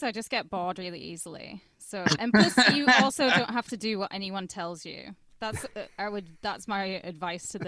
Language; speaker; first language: English; native; English